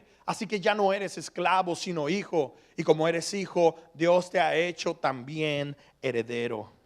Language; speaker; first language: Spanish; early bilingual, heritage; Spanish